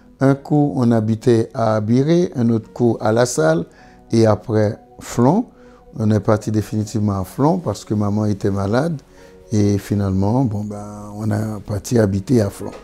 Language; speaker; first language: French; non-native, local second language; Haitian Creole